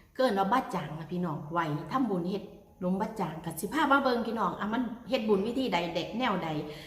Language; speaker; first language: Thai; native; Thai